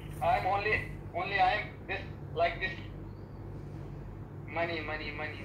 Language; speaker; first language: English; non-native, learner; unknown